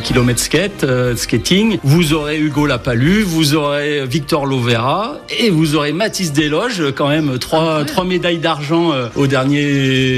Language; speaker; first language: French; native; French